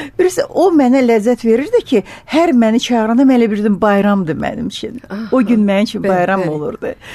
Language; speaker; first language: Azerbaijani; native; Azerbaijani